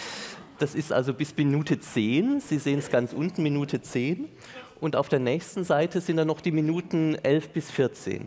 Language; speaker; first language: German; native; German